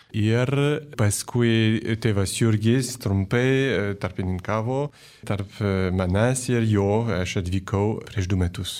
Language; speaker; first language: Lithuanian; non-native, fluent; French